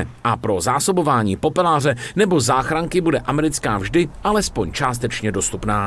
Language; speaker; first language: Czech; native; Czech